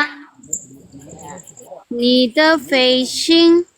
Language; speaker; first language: Chinese; non-native, learner; Indonesian